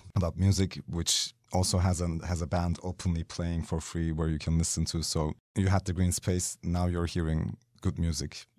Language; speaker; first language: English; non-native, fluent; Turkish